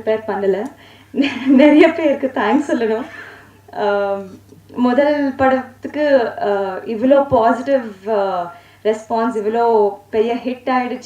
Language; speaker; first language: Tamil; non-native, learner; Telugu